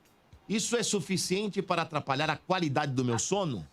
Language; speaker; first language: Portuguese; native; Portuguese